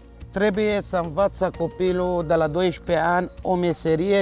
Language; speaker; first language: Romanian; non-native, fluent; Arabic